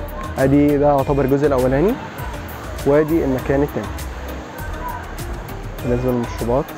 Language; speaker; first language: Arabic; native; Arabic